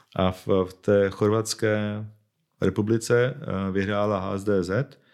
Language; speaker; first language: Czech; native; Czech